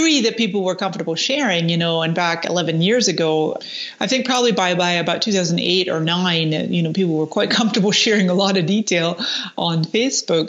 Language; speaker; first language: English; native; English